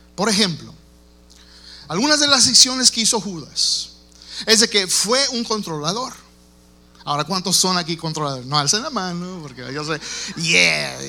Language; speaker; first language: Spanish; early bilingual, heritage; Spanish